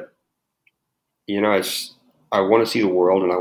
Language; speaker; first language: English; native; English